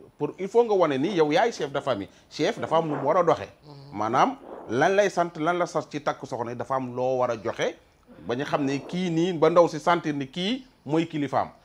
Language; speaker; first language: Wolof; native; Wolof